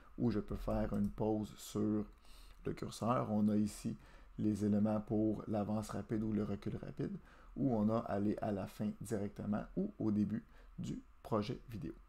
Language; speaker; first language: French; native; French